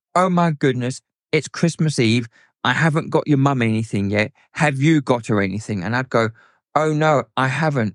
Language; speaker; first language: English; native; English